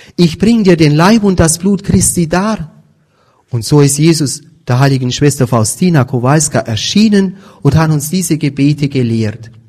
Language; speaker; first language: German; native; German